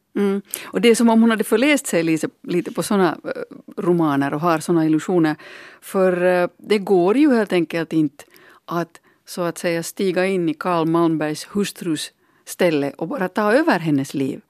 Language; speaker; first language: Swedish; native; Swedish